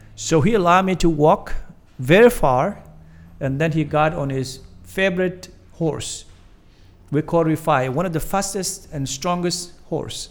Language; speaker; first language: English; non-native, fluent; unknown